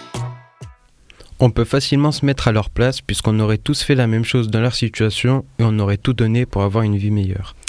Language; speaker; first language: French; native; French